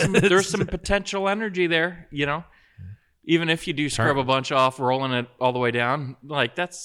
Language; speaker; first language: English; native; English